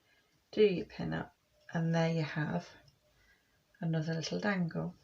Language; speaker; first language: English; native; English